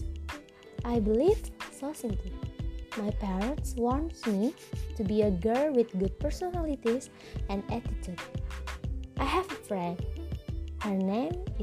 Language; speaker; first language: English; non-native, learner; Indonesian